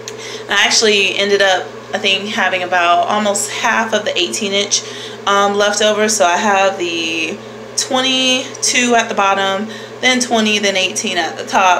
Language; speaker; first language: English; native; English